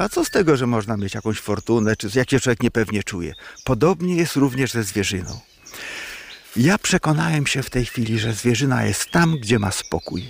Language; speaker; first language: Polish; native; Polish